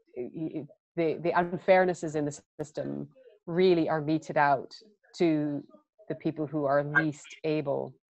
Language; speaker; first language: English; native; English